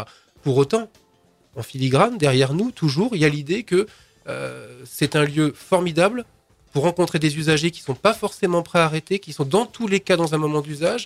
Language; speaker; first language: French; native; French